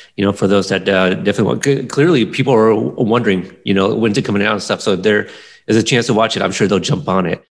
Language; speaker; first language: English; native; English